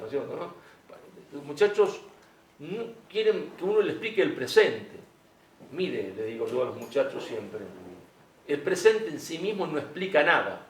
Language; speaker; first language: Spanish; native; Spanish